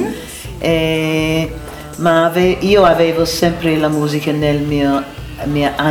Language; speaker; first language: Italian; non-native, learner; English